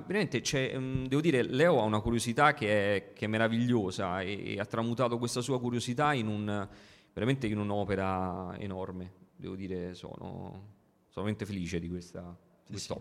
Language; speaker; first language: Italian; native; Italian